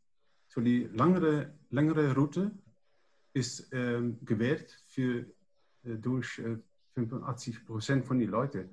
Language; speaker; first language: German; non-native, learner; Dutch